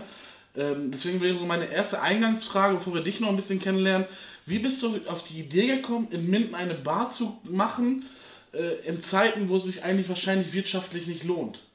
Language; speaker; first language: German; native; German